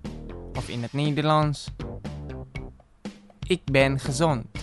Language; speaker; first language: Dutch; non-native, learner; Indonesian